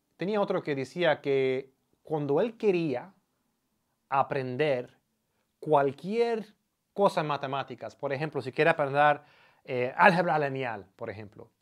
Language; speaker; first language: Spanish; non-native, fluent; English